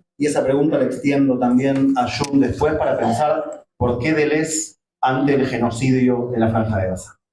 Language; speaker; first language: Spanish; native; Spanish